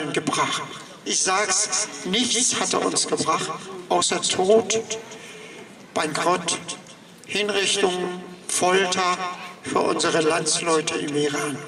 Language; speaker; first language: German; non-native, fluent; Persian